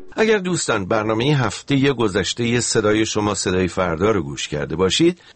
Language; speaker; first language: Persian; native; Persian